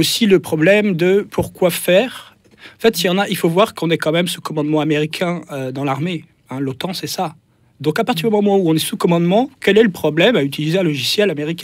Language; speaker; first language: French; native; French